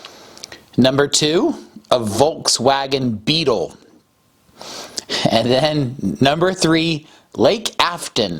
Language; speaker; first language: English; native; English